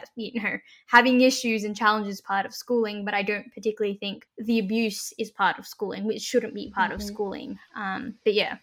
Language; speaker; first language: English; early bilingual, other home language; Hindi